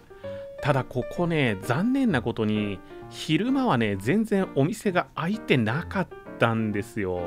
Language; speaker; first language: Japanese; native; Japanese